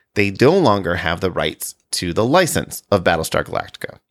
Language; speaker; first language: English; native; English